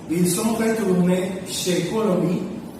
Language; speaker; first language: French; non-native, learner; Spanish